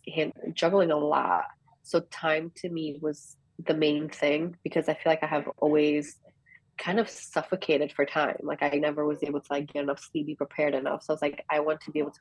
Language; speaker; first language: English; early bilingual, other home language; Greek